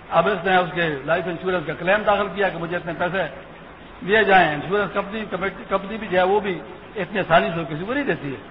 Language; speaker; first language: Urdu; non-native, local second language; Pashto